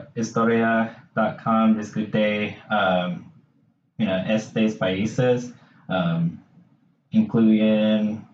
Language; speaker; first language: Spanish; non-native, learner; English